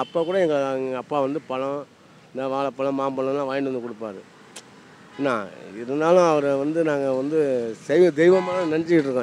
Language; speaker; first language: Tamil; native; Tamil